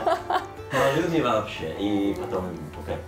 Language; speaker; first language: Russian; non-native, learner; Italian